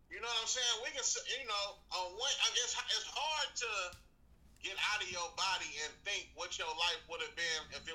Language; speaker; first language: English; native; English